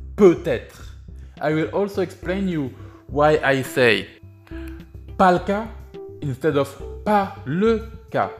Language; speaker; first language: English; non-native, fluent; French